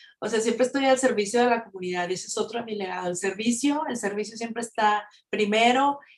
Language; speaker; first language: Spanish; native; Spanish